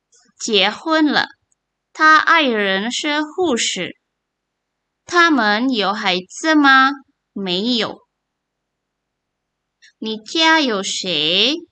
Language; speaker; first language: Chinese; non-native, fluent; Indonesian